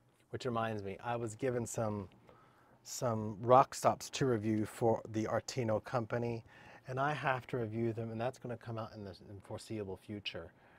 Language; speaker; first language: English; native; English